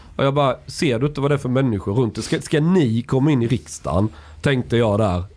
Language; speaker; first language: Swedish; native; Swedish